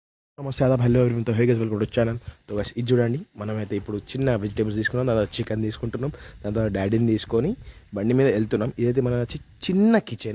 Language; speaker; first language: Telugu; non-native, local second language; Hindi